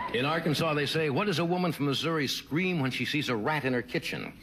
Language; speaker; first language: English; native; English